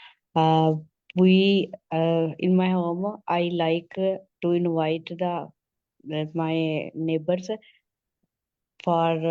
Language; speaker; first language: English; non-native, learner; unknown